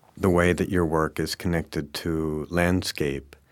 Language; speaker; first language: English; native; English